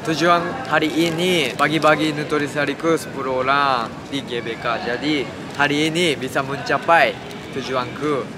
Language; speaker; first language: Indonesian; non-native, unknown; Japanese